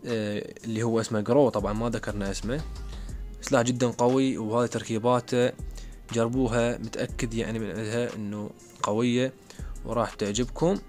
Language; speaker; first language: Arabic; native; Arabic